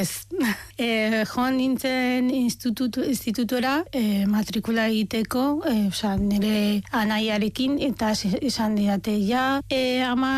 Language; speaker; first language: Basque; non-native, fluent; Arabic